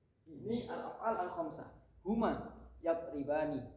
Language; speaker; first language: Arabic; non-native, fluent; Indonesian